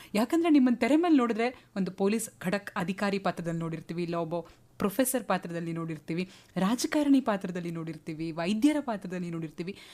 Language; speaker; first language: Kannada; native; Kannada